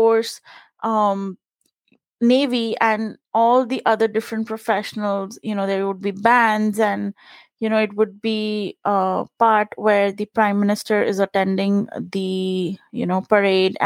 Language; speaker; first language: English; non-native, local second language; Punjabi